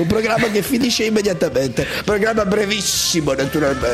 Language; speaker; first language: Italian; native; Italian